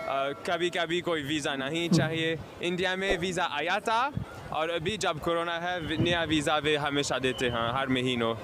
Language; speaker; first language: Hindi; non-native, learner; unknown